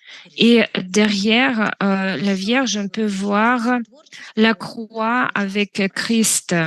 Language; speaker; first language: French; non-native, fluent; Russian